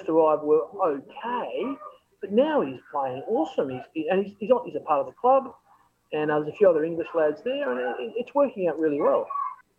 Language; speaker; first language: English; native; English